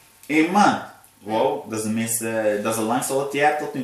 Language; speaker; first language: Dutch; early bilingual, other home language; Arabic